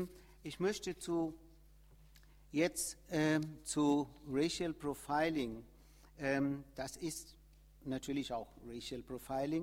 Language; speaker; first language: German; non-native, fluent; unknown